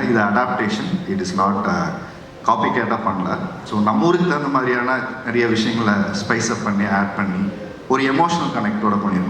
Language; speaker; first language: Tamil; native; Tamil